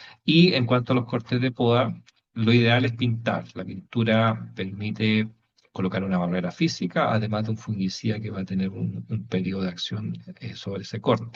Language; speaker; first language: Spanish; native; Spanish